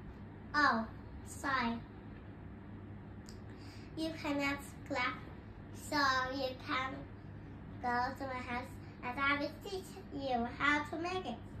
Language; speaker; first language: English; non-native, learner; Vietnamese